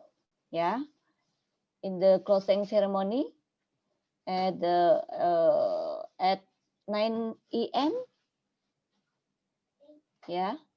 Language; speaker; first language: English; non-native, learner; Indonesian